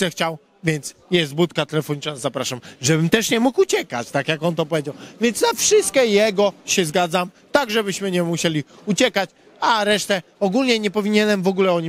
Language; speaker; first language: Polish; native; Polish